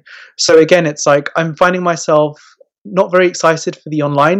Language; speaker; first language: English; native; English